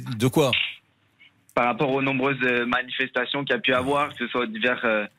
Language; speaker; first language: French; native; French